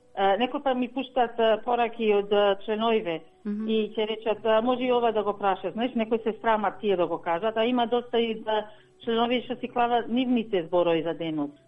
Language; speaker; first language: Macedonian; early bilingual, heritage; Macedonian